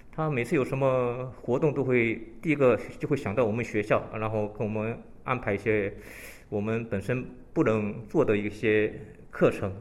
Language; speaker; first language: Chinese; early bilingual, heritage; Chinese